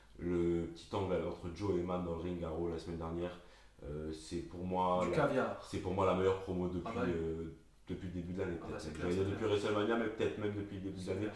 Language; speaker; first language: French; native; French